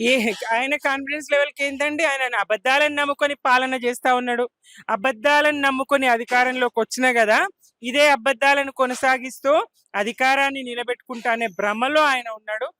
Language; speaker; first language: Telugu; native; Telugu